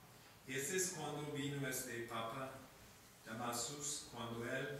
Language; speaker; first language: Spanish; non-native, fluent; English